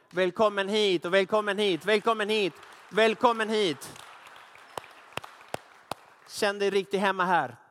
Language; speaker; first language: Swedish; non-native, fluent; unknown